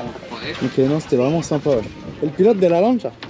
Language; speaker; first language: French; native; French